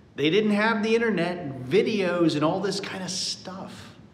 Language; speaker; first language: English; native; English